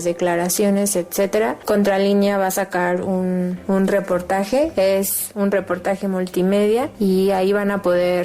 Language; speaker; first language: Spanish; native; Spanish